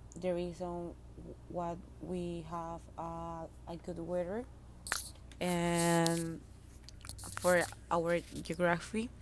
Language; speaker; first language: English; non-native, learner; Spanish